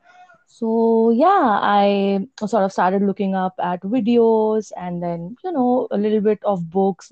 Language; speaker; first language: English; non-native, local second language; Hindi